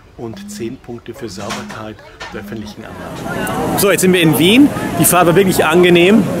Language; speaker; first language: German; non-native, fluent; English